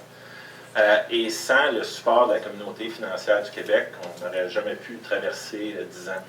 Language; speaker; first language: French; native; French